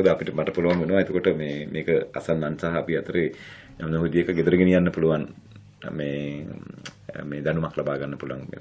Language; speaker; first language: Sinhala; non-native, local second language; Tamil